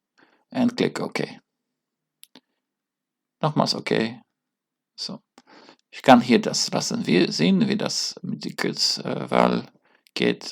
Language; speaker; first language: German; non-native, learner; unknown